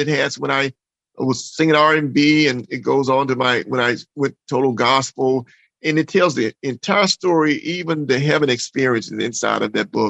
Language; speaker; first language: English; native; English